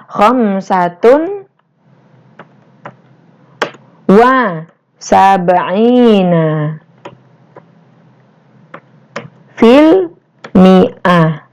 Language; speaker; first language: Arabic; non-native, learner; Indonesian